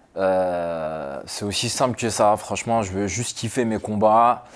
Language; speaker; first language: French; native; French